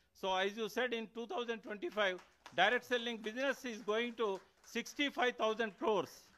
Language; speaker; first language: English; non-native, local second language; Telugu